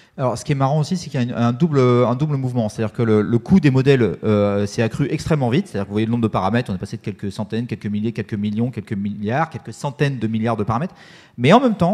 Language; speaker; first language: French; native; French